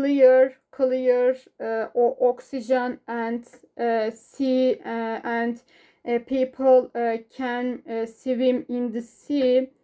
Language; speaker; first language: English; non-native, learner; Turkish